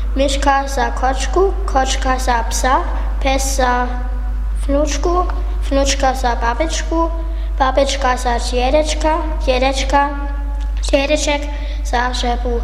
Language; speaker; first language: Czech; non-native, learner; German